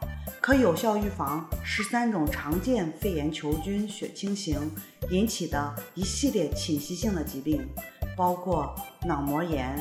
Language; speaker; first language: Chinese; native; Chinese